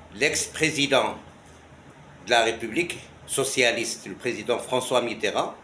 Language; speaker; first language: French; non-native, local second language; Arabic